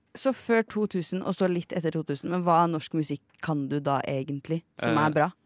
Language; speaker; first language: Norwegian; native; Norwegian